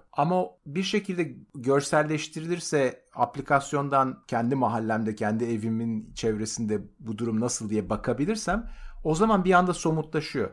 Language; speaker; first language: Turkish; native; Turkish